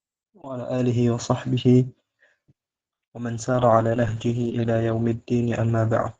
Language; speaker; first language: Arabic; non-native, fluent; Indonesian